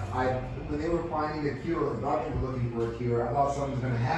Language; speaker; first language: English; native; English